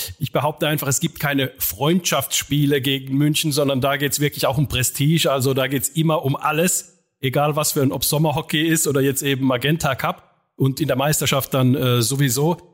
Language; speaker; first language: German; non-native, fluent; Finnish